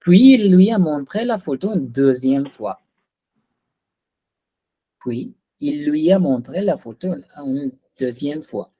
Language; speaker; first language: French; non-native, fluent; Hindi